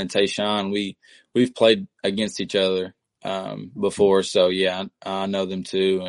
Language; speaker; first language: English; native; English